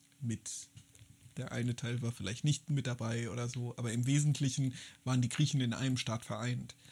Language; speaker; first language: German; native; German